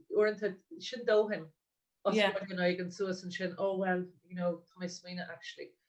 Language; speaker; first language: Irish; non-native, local second language; English